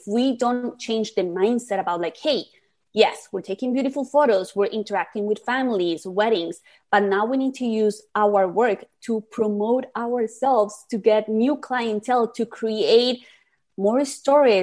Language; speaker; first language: English; non-native, fluent; Spanish